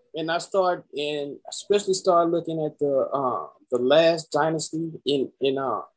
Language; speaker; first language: English; native; English